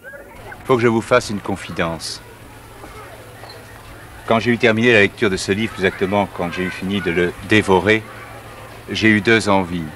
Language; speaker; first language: French; native; French